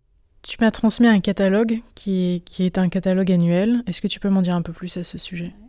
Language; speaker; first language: French; native; French